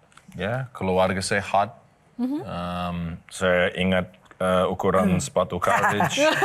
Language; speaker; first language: Indonesian; non-native, learner; English